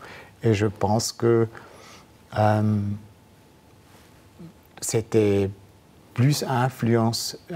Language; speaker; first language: French; non-native, fluent; German